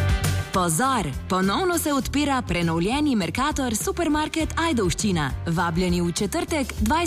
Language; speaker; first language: Slovenian; native; Slovenian